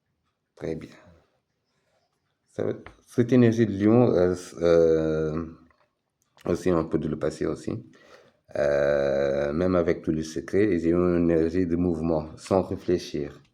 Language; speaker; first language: French; non-native, fluent; Portuguese